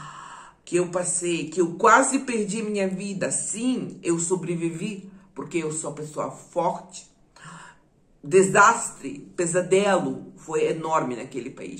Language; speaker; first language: Portuguese; non-native, fluent; Ukrainian